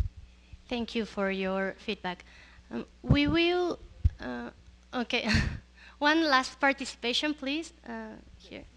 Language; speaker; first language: English; non-native, fluent; Spanish